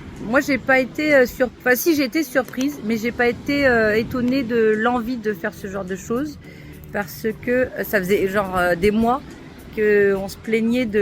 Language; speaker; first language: French; native; French